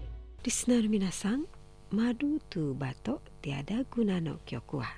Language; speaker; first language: Japanese; non-native, fluent; Indonesian